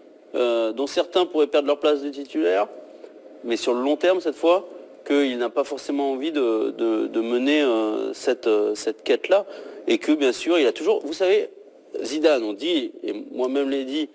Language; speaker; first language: French; native; French